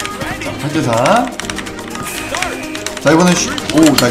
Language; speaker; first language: Korean; native; Korean